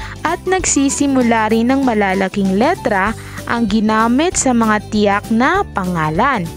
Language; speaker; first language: Filipino; non-native, local second language; Maranao